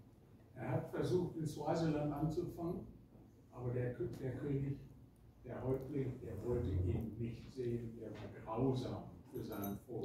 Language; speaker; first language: German; early bilingual, heritage; German